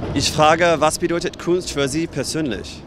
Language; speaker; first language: German; non-native, learner; English